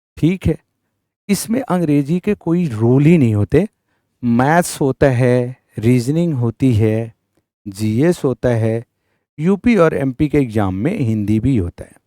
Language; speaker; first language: Hindi; native; Hindi